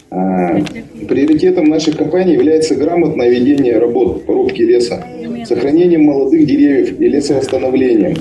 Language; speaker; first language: Russian; native; Russian